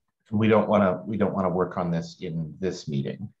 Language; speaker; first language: English; native; English